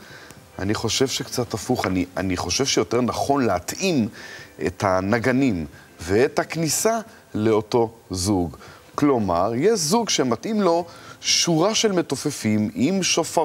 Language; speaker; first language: Hebrew; native; Hebrew